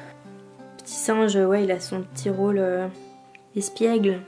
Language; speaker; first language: French; native; French